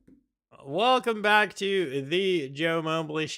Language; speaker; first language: English; native; English